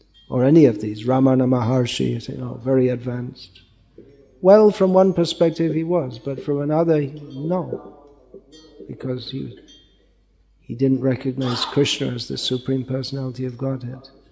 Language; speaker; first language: English; native; English